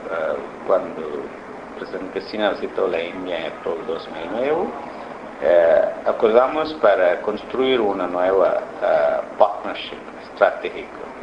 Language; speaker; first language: Spanish; non-native, learner; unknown